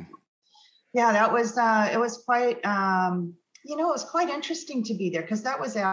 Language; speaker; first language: English; native; English